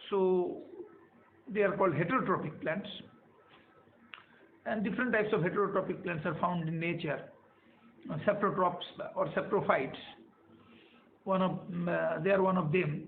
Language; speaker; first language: English; non-native, local second language; Bangla